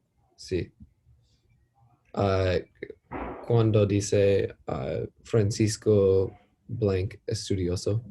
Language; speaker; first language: Spanish; non-native, learner; English